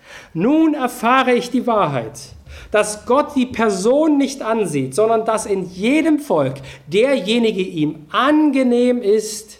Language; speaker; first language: German; native; German